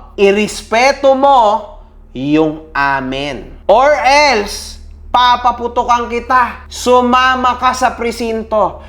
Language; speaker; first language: Filipino; native; Filipino